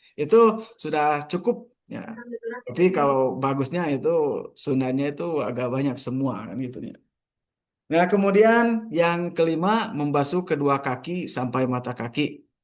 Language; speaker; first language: Indonesian; non-native, local second language; Sundanese